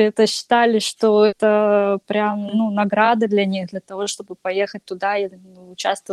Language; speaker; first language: Russian; native; Russian